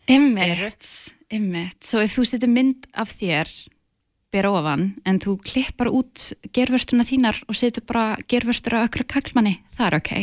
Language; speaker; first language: Icelandic; early bilingual, heritage; English